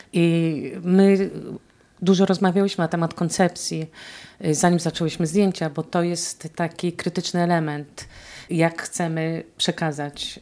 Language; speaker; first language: Polish; native; Polish